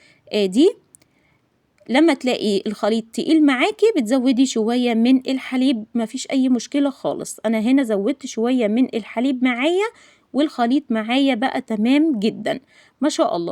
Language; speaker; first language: Arabic; native; Arabic